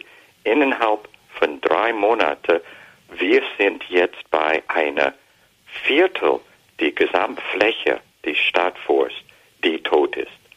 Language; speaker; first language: German; non-native, fluent; English